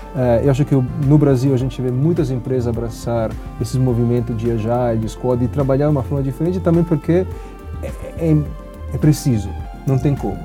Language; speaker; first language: Portuguese; non-native, fluent; Italian